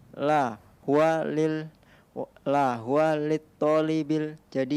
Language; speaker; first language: Arabic; non-native, learner; Indonesian